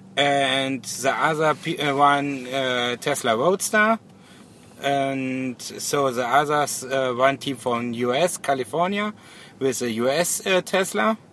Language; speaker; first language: English; non-native, learner; German